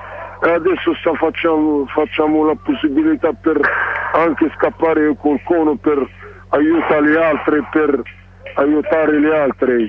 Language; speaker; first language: Italian; non-native, learner; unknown